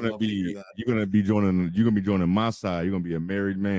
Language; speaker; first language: English; native; English